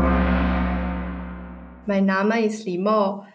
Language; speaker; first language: German; non-native, learner; Chinese